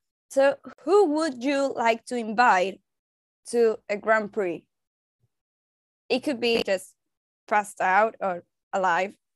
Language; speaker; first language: English; non-native, learner; Spanish